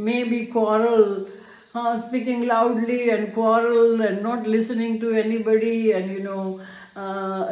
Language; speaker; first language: English; non-native, local second language; Gujarati